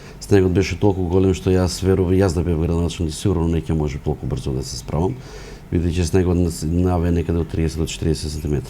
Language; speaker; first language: Macedonian; non-native, local second language; Romany